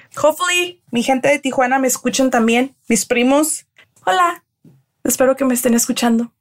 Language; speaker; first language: Spanish; early bilingual, other home language; English